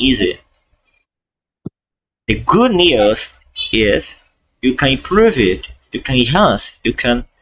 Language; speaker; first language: English; non-native, fluent; Portuguese